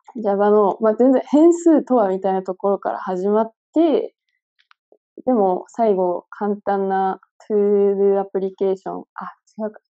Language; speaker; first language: Japanese; early bilingual, other home language; Chinese